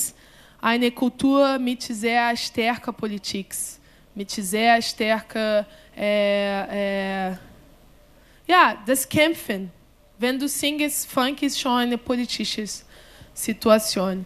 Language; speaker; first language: German; non-native, learner; Portuguese